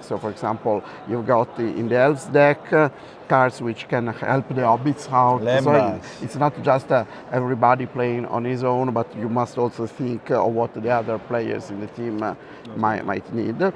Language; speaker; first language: English; non-native, fluent; Italian